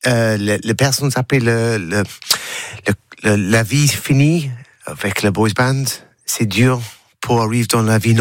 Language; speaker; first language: French; non-native, learner; English